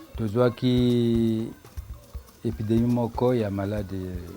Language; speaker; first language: Lingala; native; Lingala